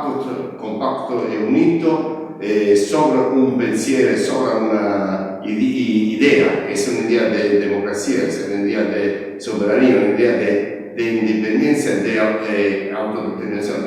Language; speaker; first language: Spanish; non-native, learner; Italian